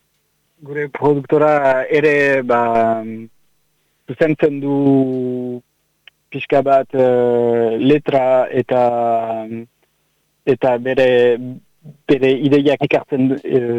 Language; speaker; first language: Basque; non-native, local second language; French